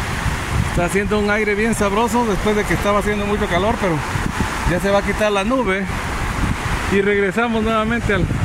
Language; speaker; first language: Spanish; native; Spanish